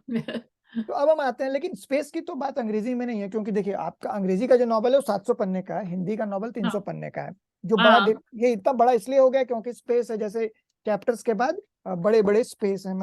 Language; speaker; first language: Hindi; native; Hindi